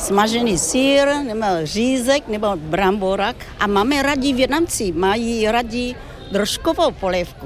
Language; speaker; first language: Czech; non-native, fluent; Vietnamese